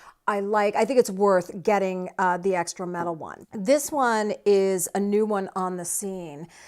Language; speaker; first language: English; native; English